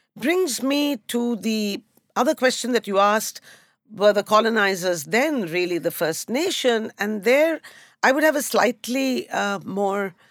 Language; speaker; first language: English; non-native, local second language; Bangla